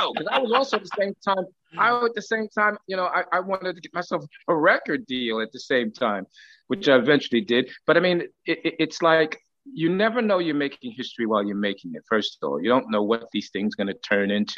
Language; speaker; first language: English; native; English